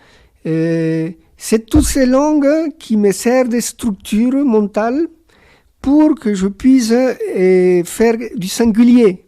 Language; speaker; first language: French; non-native, fluent; Spanish